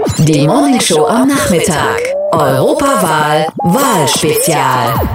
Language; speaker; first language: German; native; German